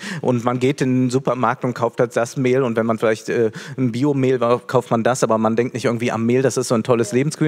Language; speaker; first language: German; native; German